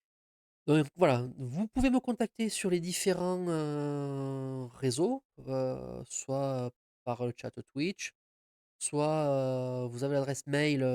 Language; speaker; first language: French; native; French